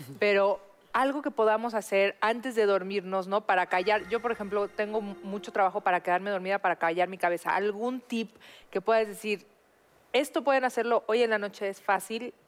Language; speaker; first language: Spanish; native; Spanish